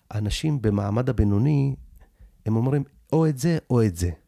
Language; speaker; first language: Hebrew; early bilingual, other home language; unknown